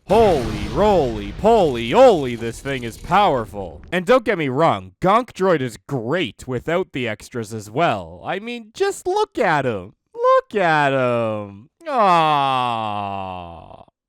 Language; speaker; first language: English; native; English